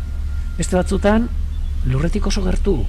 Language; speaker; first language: Basque; native; Basque